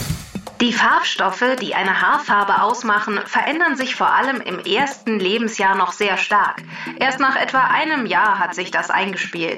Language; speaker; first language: German; native; German